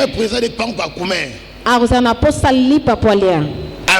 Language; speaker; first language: Portuguese; non-native, learner; Lingala